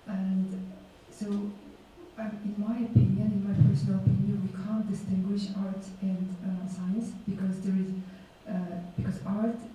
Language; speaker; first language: English; non-native, fluent; Mongolian